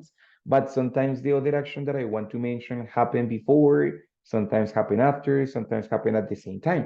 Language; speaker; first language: English; non-native, fluent; Spanish